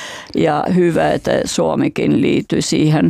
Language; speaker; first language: Finnish; non-native, fluent; Albanian